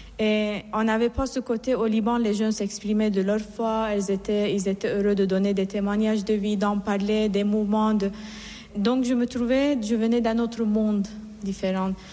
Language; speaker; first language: French; non-native, fluent; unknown